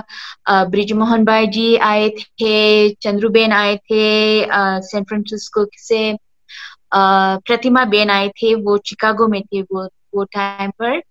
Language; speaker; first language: Hindi; early bilingual, heritage; Hindi